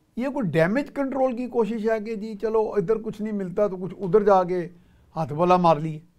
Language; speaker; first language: Urdu; native; Urdu